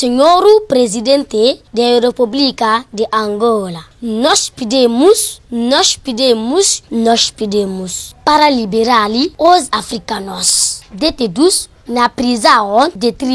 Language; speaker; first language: Portuguese; non-native, learner; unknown